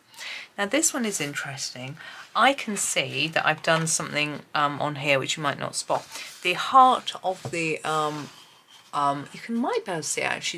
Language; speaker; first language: English; native; English